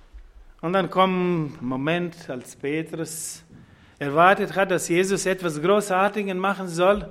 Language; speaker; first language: German; non-native, fluent; Croatian